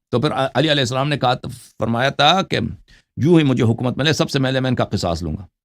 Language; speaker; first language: Urdu; non-native, fluent; Persian